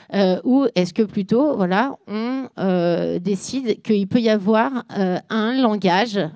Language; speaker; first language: French; native; French